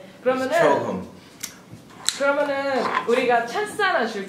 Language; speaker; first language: Korean; native; Korean